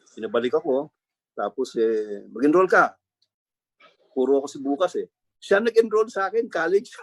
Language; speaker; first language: Filipino; native; Filipino